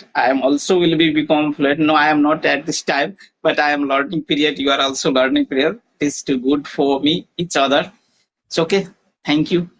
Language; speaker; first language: English; non-native, learner; Maithili